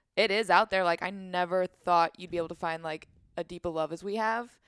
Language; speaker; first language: English; native; English